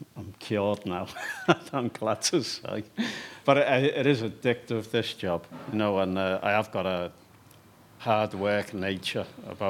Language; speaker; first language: English; native; English